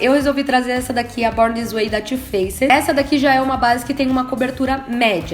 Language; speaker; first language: Portuguese; native; Portuguese